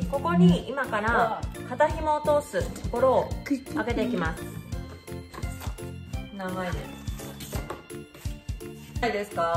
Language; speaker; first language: Japanese; native; Japanese